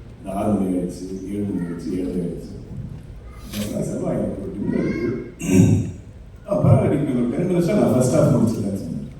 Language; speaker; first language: Tamil; non-native, fluent; Malayalam